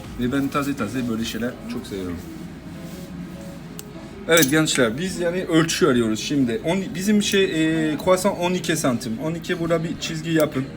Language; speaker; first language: Turkish; non-native, learner; French